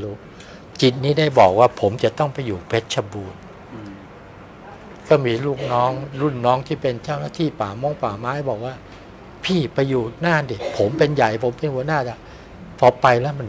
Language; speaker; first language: Thai; native; Thai